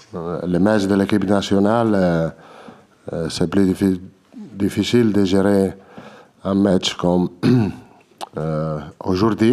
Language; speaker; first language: French; non-native, learner; Italian